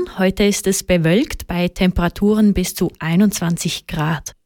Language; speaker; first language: German; native; German